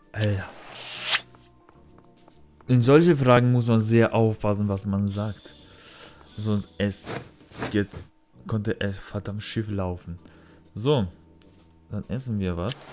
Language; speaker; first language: German; non-native, learner; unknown